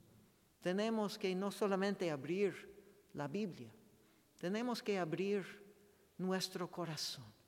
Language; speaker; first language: Spanish; non-native, fluent; English